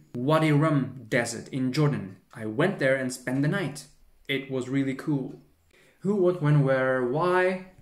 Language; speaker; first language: English; non-native, fluent; Czech